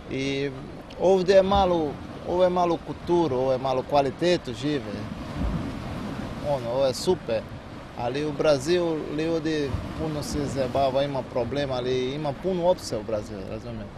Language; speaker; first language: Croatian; non-native, learner; Portuguese